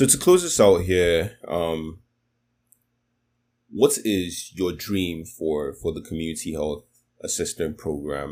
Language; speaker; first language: English; non-native, local second language; Yoruba